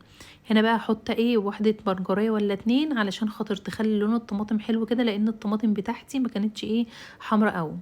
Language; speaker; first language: Arabic; native; Arabic